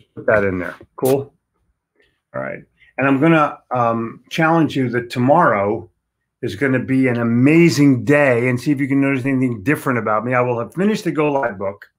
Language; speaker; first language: English; native; English